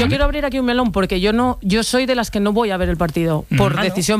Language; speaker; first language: Spanish; native; Spanish